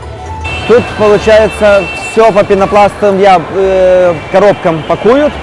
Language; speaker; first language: Russian; native; Russian